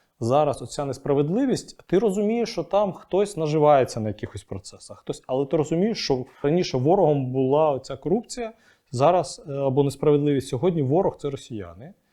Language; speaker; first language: Ukrainian; non-native, local second language; Russian